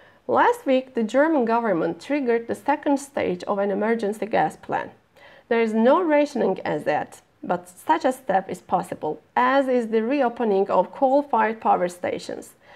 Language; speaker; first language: English; non-native, fluent; Turkish